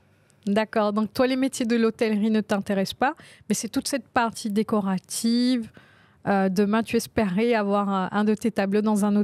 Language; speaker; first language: French; non-native, local second language; Réunion Creole French